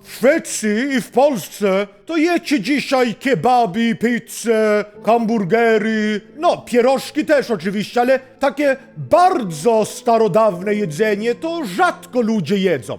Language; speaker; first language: Polish; non-native, learner; Swedish